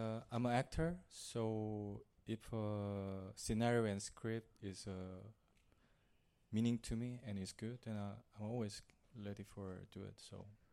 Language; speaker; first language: English; non-native, learner; Korean